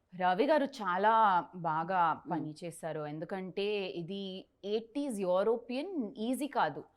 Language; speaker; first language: Telugu; non-native, local second language; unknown